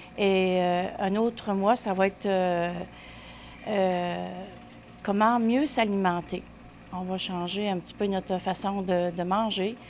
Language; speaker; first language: French; native; French